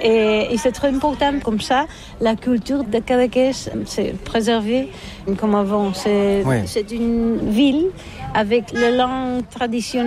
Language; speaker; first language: French; non-native, learner; Catalan